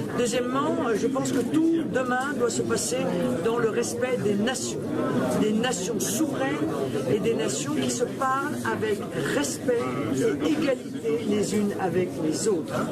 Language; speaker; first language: French; native; French